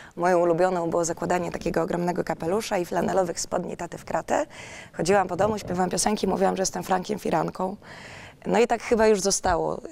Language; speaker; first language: Polish; native; Polish